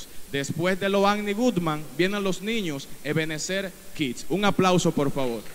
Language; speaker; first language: Spanish; native; Spanish